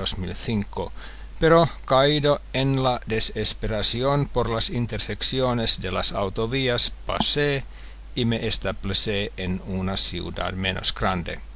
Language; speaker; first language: Spanish; non-native, fluent; Finnish